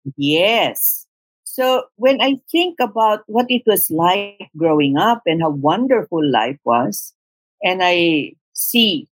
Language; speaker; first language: English; non-native, local second language; Tausug